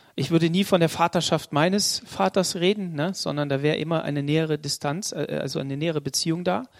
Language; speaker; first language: German; native; German